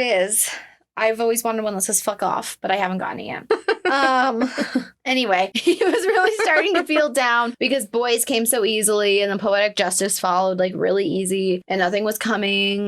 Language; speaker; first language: English; native; English